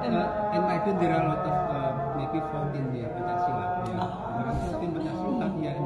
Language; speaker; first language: English; non-native, learner; Indonesian